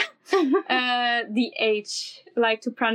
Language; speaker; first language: English; non-native, fluent; French